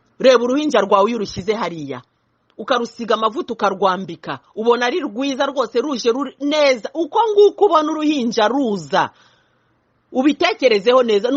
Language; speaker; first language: Kinyarwanda; early bilingual, heritage; Kinyarwanda